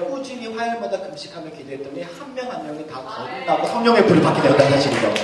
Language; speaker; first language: Korean; early bilingual, other home language; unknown